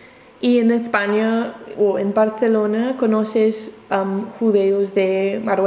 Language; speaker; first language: Spanish; non-native, learner; English